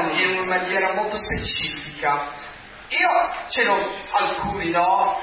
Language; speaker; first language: Italian; non-native, fluent; English